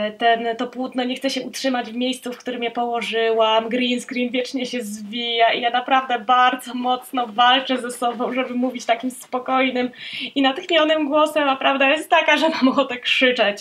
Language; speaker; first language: Polish; native; Polish